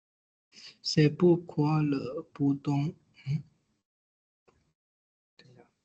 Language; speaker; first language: French; non-native, learner; Chinese